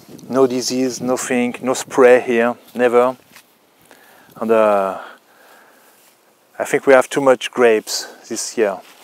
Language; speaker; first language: English; non-native, learner; French